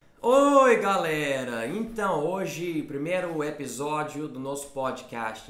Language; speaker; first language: Portuguese; non-native, fluent; English